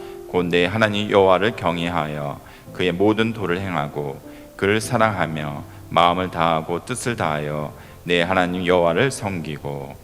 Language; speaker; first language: Korean; native; Korean